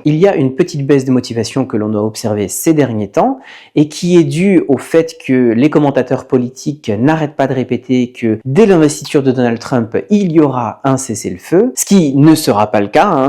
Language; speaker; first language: French; native; French